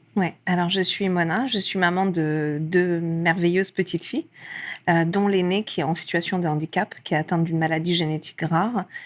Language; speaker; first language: French; early bilingual, other home language; Persian